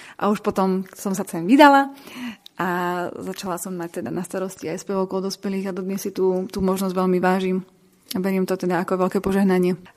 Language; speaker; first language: Slovak; native; Slovak